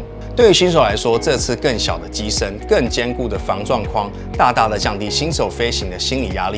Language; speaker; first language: Chinese; native; Chinese